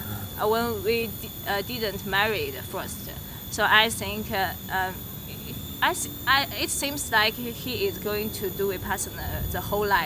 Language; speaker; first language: English; non-native, learner; Chinese